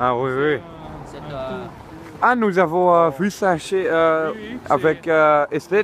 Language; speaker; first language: French; non-native, learner; Dutch